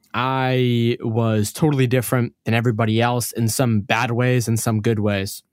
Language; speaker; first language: English; early bilingual, other home language; Arabic